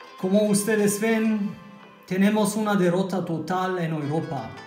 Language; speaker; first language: Spanish; non-native, fluent; German